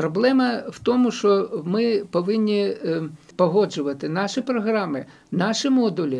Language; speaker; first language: Ukrainian; non-native, local second language; Russian